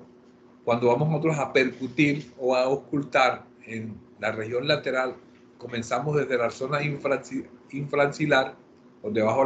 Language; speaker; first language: Spanish; native; Spanish